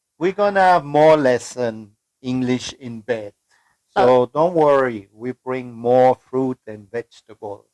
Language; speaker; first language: English; non-native, fluent; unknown